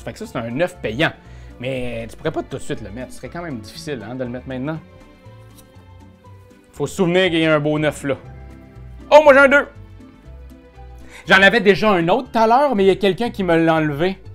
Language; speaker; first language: French; native; French